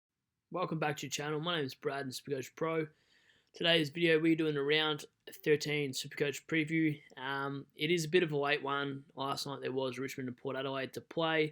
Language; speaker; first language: English; native; English